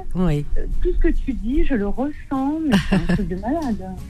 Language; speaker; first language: French; native; French